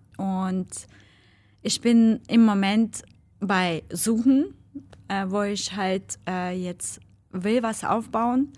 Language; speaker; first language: German; non-native, fluent; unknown